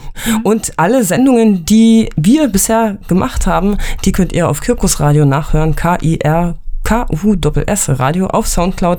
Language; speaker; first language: German; native; German